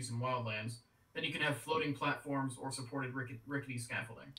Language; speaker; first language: English; native; English